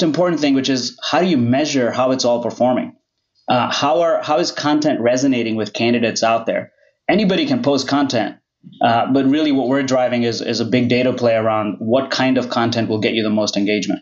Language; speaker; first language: English; non-native, local second language; Gujarati